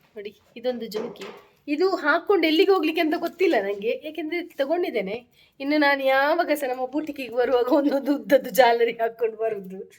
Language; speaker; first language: Kannada; native; Kannada